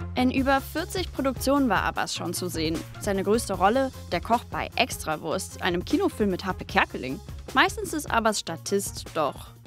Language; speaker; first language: German; native; German